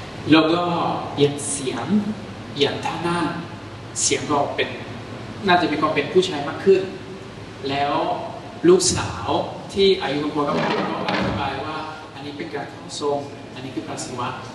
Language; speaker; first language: Thai; non-native, fluent; Italian